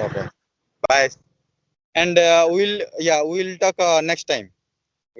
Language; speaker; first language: English; non-native, learner; Odia